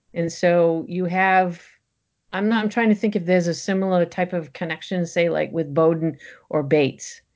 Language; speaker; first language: English; early bilingual, other home language; French